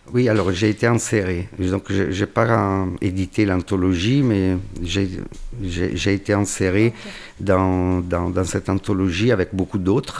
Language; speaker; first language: French; non-native, fluent; Italian